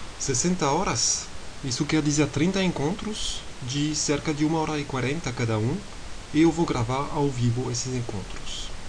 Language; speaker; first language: Portuguese; non-native, fluent; French